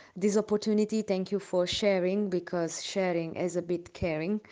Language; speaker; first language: English; non-native, learner; Italian